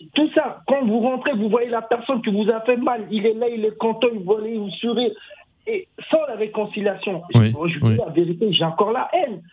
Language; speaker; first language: French; non-native, local second language; Sango